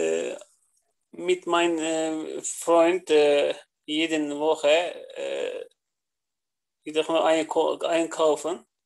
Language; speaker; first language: German; non-native, learner; Turkish